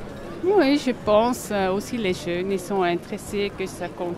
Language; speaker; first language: French; non-native, local second language; German